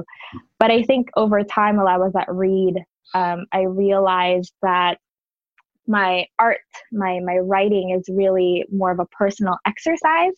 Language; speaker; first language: English; non-native, local second language; Filipino